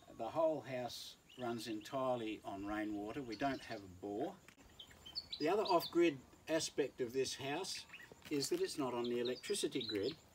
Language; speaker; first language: English; native; English